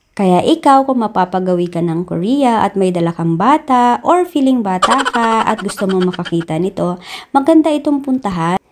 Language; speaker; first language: Filipino; native; Filipino